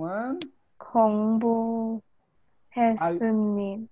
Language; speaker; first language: Korean; non-native, learner; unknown